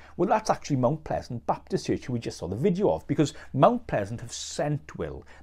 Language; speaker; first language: English; native; English